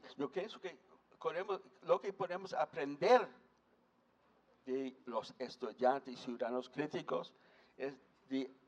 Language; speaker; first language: Spanish; non-native, fluent; English